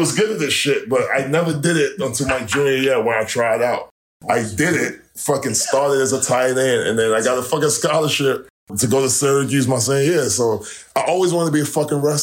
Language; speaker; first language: English; native; English